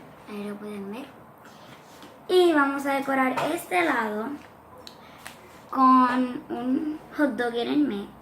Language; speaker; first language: Spanish; early bilingual, heritage; Spanish